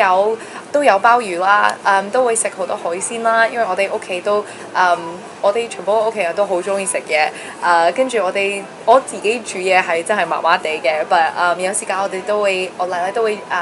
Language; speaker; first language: Cantonese; early bilingual, heritage; Cantonese